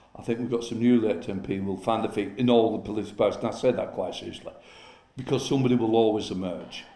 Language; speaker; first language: English; native; English